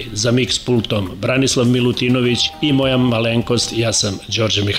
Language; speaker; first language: Serbian; native; Serbian